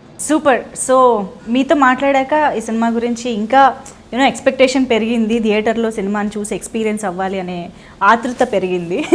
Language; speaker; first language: Telugu; native; Telugu